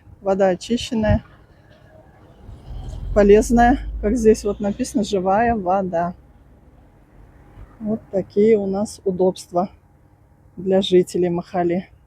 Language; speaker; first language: Russian; native; Russian